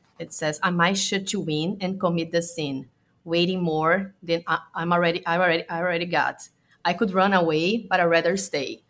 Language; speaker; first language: English; non-native, fluent; Portuguese